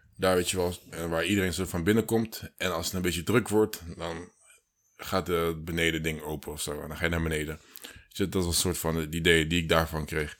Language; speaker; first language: Dutch; early bilingual, other home language; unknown